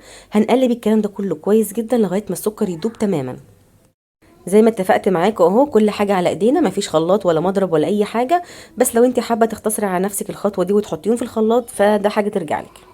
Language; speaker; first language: Arabic; native; Arabic